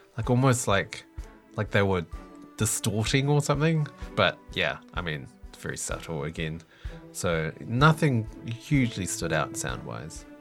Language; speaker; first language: English; native; English